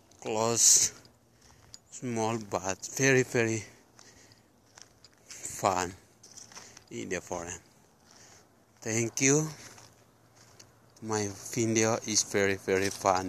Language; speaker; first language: English; non-native, learner; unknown